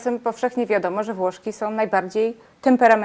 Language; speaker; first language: Polish; native; Polish